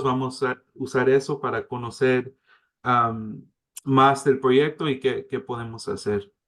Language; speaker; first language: Spanish; early bilingual, heritage; English